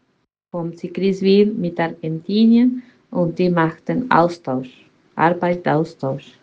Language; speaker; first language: German; non-native, fluent; Spanish